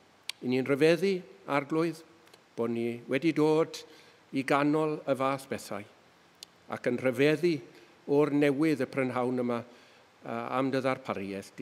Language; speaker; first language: Welsh; native; Welsh